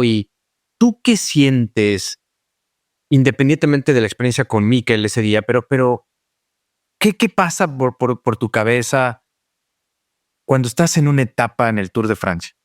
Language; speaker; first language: Spanish; native; Spanish